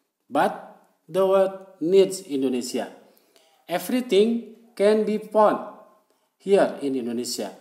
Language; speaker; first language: English; non-native, local second language; Indonesian